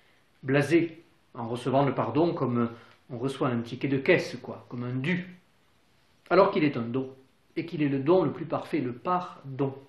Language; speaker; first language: French; native; French